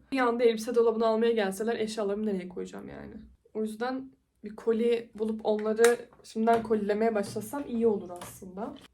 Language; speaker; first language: Turkish; native; Turkish